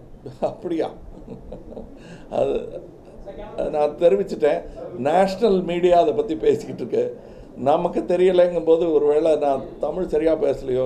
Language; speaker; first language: Tamil; native; Tamil